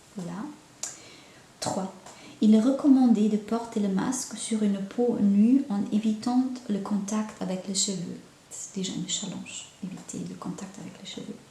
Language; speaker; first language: French; non-native, fluent; German